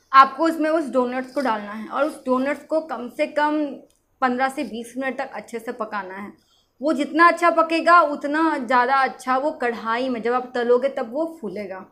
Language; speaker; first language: Hindi; native; Hindi